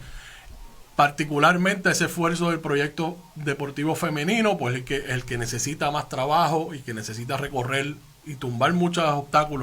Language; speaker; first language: Spanish; native; Spanish